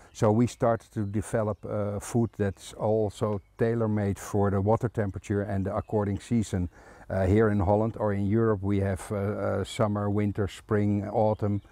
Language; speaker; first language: English; non-native, fluent; Dutch